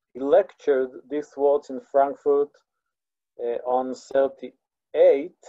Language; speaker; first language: English; non-native, fluent; Hebrew